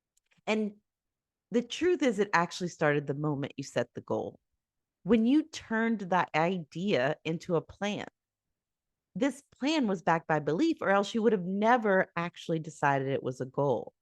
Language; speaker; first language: English; native; English